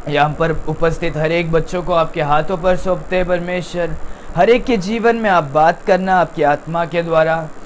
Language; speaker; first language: Hindi; non-native, local second language; Tamil